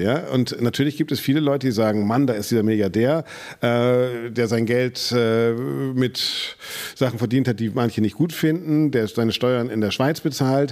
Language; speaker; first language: German; native; German